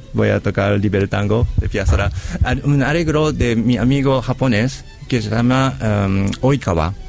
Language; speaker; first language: Spanish; non-native, learner; Japanese